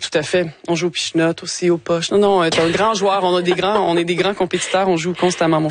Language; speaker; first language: French; native; French